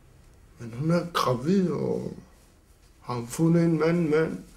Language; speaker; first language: Danish; non-native, local second language; Kalaallisut